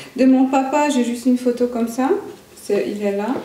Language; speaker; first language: French; non-native, fluent; Polish